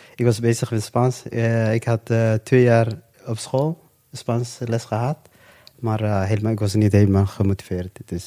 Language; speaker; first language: Dutch; non-native, local second language; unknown